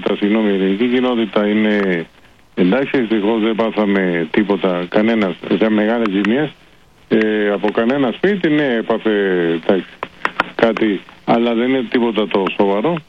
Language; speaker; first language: Greek; early bilingual, heritage; Greek